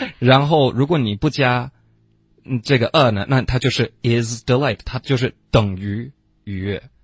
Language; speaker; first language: Chinese; non-native, fluent; English